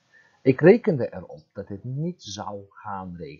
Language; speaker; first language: Dutch; non-native, fluent; Turkish